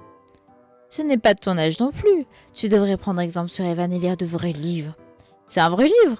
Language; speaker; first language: French; native; French